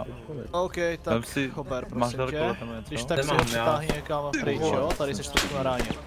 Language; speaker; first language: Czech; native; Czech